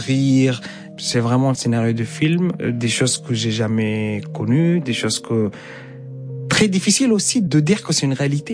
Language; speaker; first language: French; non-native, fluent; Arabic